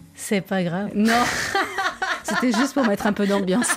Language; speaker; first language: French; non-native, fluent; Spanish